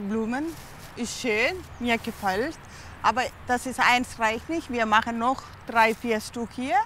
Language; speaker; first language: German; non-native, learner; Tamil